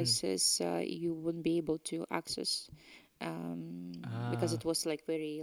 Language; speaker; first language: English; non-native, fluent; Ukrainian